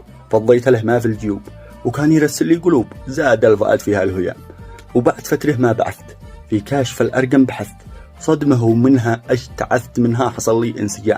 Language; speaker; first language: Arabic; native; Arabic